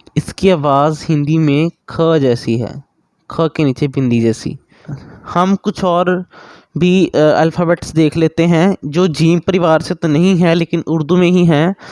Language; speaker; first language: Hindi; native; Hindi